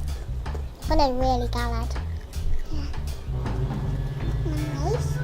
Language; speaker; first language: Welsh; non-native, local second language; English